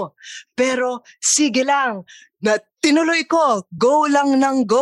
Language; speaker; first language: Filipino; native; Filipino